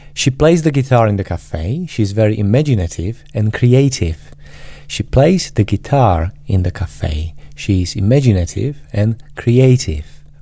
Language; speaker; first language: English; non-native, fluent; Slovak